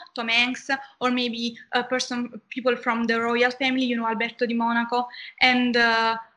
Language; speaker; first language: English; non-native, fluent; Italian